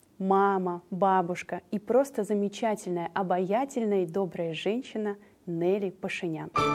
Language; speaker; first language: Russian; native; Russian